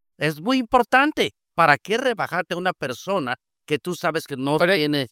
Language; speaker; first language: Spanish; native; Spanish